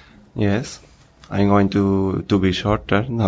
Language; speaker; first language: English; non-native, learner; Spanish